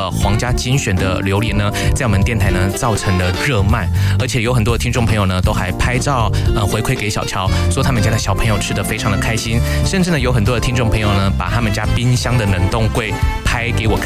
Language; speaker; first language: Chinese; native; Chinese